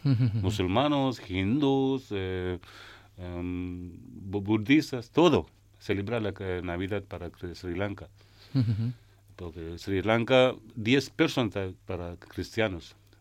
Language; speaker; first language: Spanish; non-native, learner; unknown